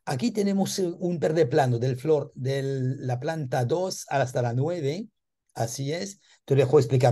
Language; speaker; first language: Spanish; non-native, learner; French